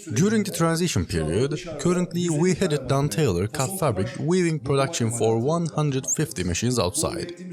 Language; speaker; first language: English; non-native, fluent; Turkish